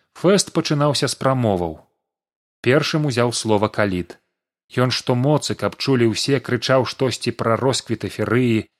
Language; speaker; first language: Belarusian; native; Belarusian